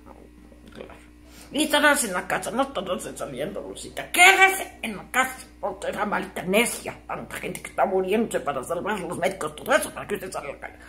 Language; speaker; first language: Spanish; native; Spanish